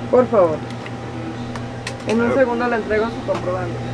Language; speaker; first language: Spanish; native; Spanish